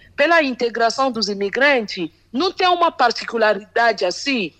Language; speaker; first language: Portuguese; non-native, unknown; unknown